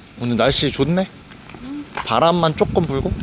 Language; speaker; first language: Korean; native; Korean